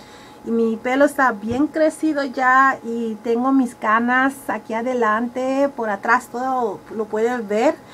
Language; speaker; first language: Spanish; early bilingual, heritage; Spanish